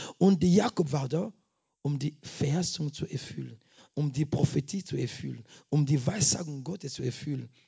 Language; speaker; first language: German; non-native, fluent; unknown